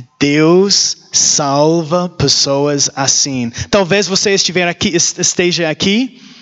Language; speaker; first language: Portuguese; non-native, learner; English